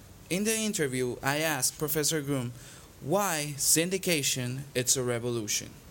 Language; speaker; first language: English; non-native, local second language; Spanish